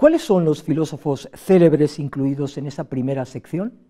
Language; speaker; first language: Spanish; native; Spanish